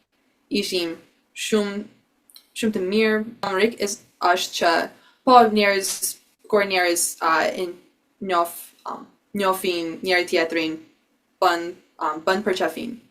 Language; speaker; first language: Albanian; non-native, learner; English